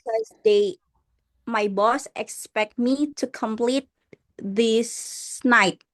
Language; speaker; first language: English; non-native, learner; Indonesian